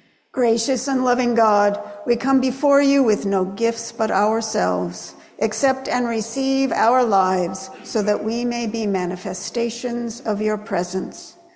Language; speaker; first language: English; native; English